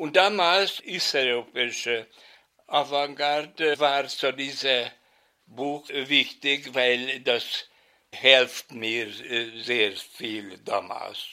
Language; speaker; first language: German; non-native, fluent; Hungarian